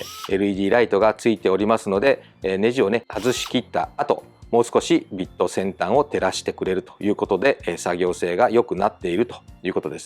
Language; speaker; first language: Japanese; native; Japanese